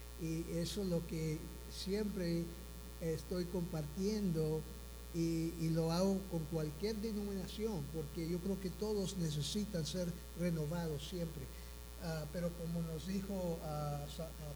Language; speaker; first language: Spanish; early bilingual, heritage; Spanish